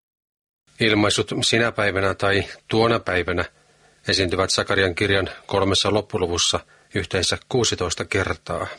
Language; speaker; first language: Finnish; native; Finnish